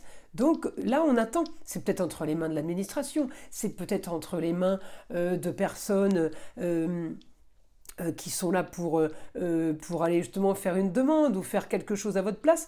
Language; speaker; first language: French; native; French